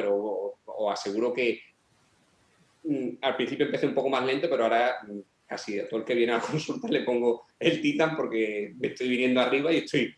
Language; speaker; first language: Spanish; native; Spanish